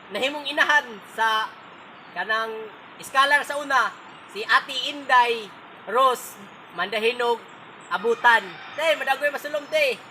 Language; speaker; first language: Cebuano; non-native, local second language; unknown